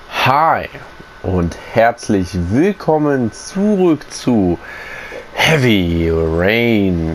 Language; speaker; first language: German; native; German